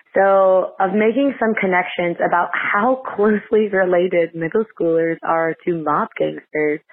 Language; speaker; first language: English; native; English